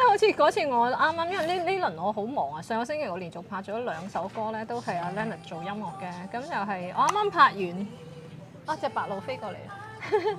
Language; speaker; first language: Cantonese; native; Cantonese